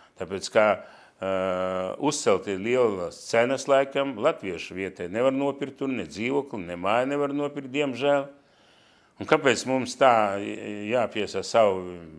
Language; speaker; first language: Latvian; non-native, local second language; Russian